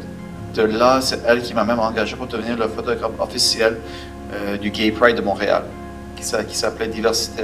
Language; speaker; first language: French; early bilingual, other home language; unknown